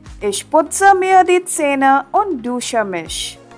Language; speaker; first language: German; non-native, fluent; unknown